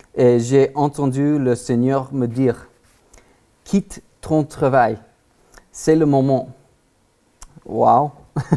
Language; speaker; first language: French; non-native, learner; English